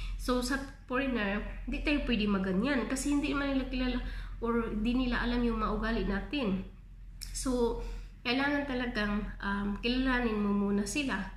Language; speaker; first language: Filipino; non-native, local second language; Cebuano